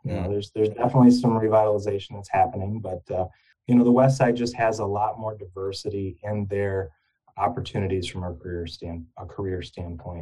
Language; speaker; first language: English; native; English